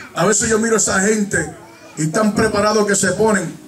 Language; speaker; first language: Spanish; early bilingual, heritage; Spanish